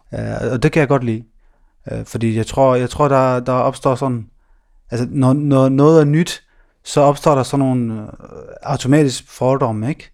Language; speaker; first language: Danish; early bilingual, other home language; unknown